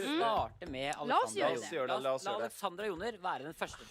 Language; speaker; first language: Norwegian; native; Norwegian